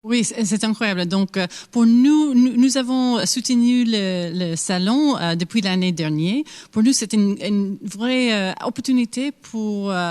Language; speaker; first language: French; non-native, fluent; English